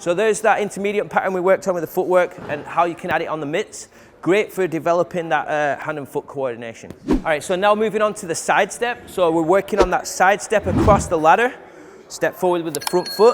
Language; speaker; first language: English; native; English